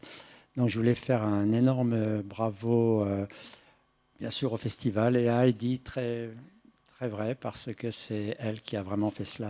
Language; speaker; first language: French; native; French